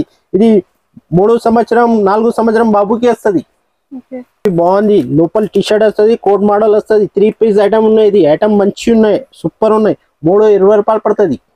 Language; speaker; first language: Telugu; non-native, local second language; Urdu